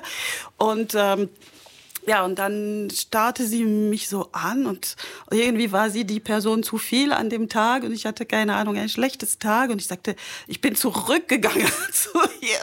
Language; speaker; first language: German; non-native, fluent; French